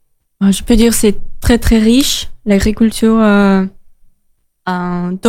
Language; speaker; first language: French; non-native, learner; Russian